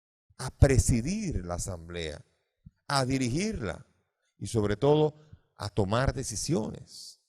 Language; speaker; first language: Spanish; native; Spanish